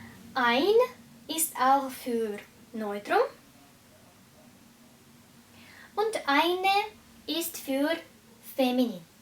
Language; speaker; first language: German; non-native, fluent; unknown